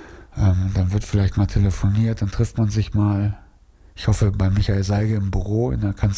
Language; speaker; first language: German; native; German